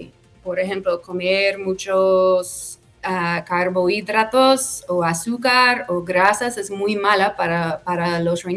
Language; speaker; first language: Spanish; non-native, fluent; English